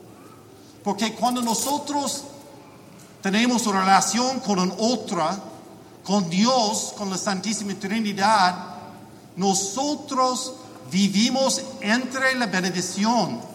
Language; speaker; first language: Spanish; non-native, learner; English